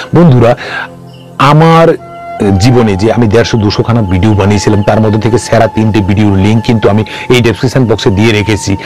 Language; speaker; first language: Bangla; non-native, local second language; Kok Borok